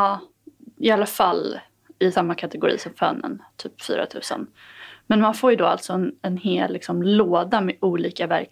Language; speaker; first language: Swedish; native; Swedish